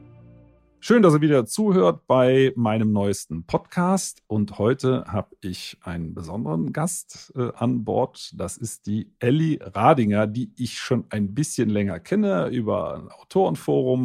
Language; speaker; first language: German; native; German